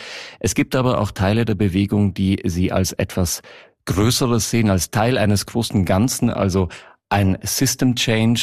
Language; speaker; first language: German; native; German